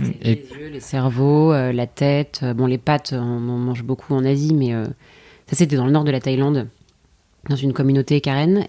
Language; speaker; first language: French; native; French